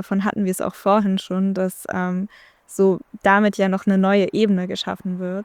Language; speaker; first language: German; native; German